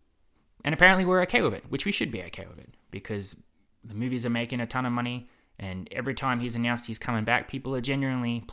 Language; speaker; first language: English; native; English